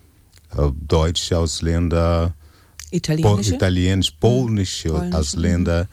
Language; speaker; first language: German; non-native, fluent; Portuguese